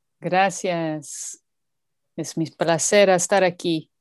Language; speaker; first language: Spanish; non-native, learner; English